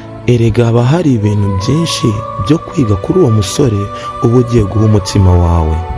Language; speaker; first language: Kinyarwanda; native; Kinyarwanda